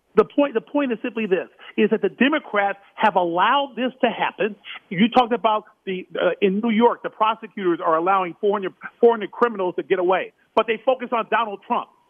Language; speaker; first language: English; native; English